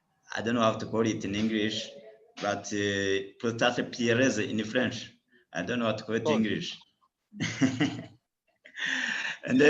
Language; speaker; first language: English; non-native, learner; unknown